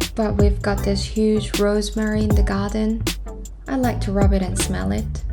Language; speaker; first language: English; non-native, fluent; Korean